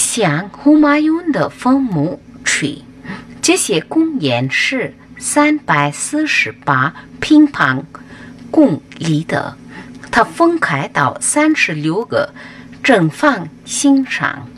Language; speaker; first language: Chinese; non-native, fluent; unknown